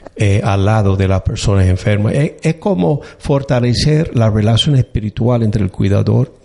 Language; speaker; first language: Spanish; non-native, fluent; English